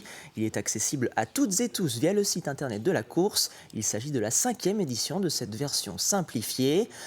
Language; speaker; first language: French; native; French